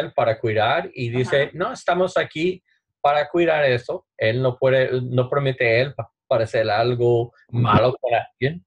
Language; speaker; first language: Spanish; non-native, learner; English